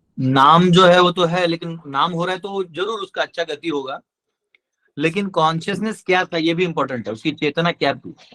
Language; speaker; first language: Hindi; non-native, local second language; Marathi